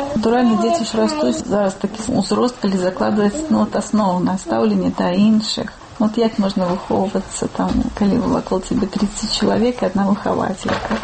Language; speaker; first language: Belarusian; native; Belarusian